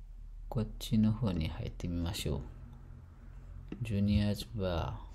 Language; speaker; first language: Japanese; non-native, fluent; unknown